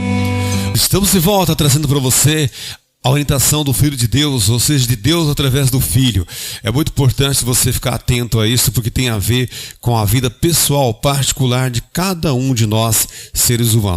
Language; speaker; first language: Portuguese; native; Portuguese